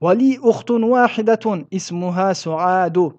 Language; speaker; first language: Arabic; non-native, fluent; French